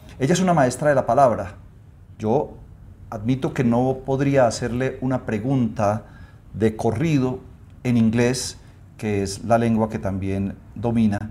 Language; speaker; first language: Spanish; native; Spanish